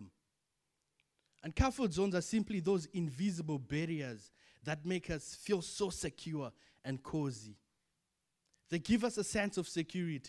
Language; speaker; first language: English; non-native, local second language; Shona